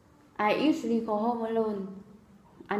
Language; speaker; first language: English; non-native, learner; Vietnamese